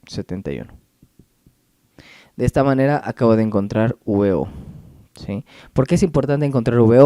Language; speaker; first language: Spanish; native; Spanish